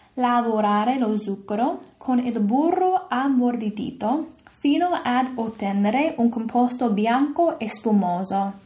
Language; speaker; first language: Italian; non-native, fluent; English